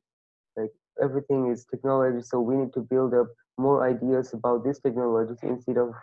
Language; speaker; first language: English; non-native, local second language; Bangla